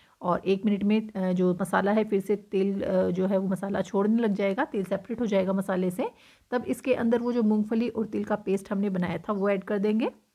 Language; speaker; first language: Hindi; native; Hindi